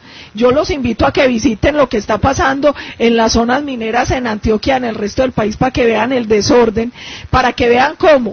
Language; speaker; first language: Spanish; native; Spanish